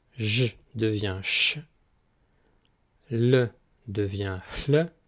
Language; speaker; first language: French; native; French